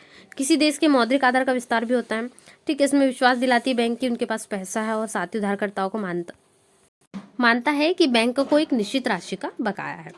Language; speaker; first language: Hindi; native; Hindi